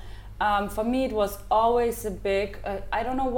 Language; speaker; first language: English; non-native, fluent; German